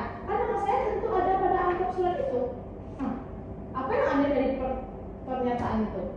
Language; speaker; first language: Indonesian; native; Indonesian